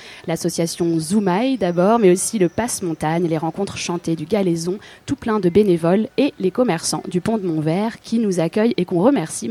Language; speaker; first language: French; native; French